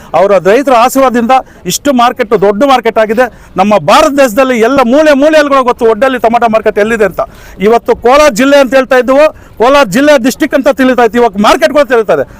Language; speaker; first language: Kannada; native; Kannada